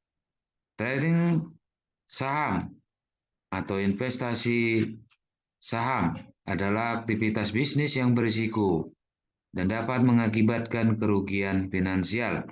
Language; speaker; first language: Indonesian; native; Indonesian